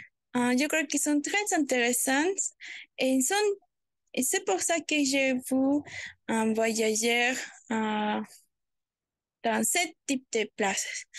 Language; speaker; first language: French; non-native, learner; Spanish